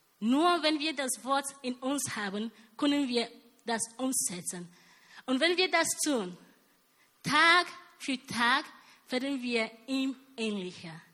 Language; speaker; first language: German; non-native, learner; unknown